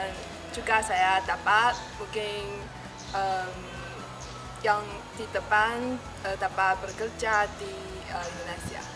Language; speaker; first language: Indonesian; non-native, learner; Chinese